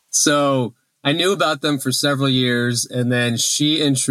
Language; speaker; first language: English; native; English